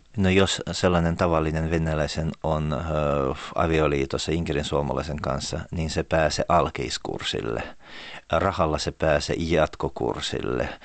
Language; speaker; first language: Finnish; early bilingual, heritage; Finnish